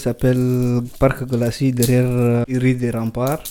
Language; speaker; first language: French; non-native, fluent; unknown